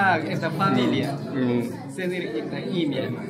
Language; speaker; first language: Russian; non-native, learner; Korean